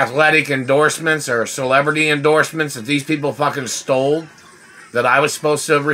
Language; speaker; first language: English; native; English